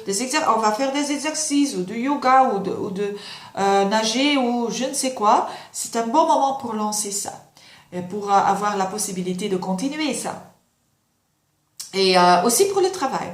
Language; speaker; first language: French; non-native, local second language; Dutch